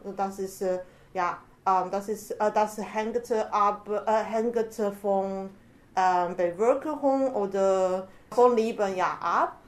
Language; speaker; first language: German; non-native, learner; Chinese